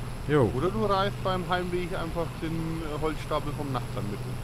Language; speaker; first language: German; native; German